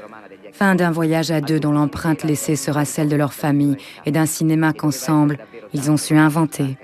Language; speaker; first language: French; native; French